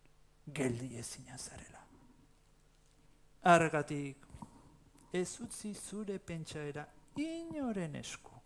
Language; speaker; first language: Basque; native; Basque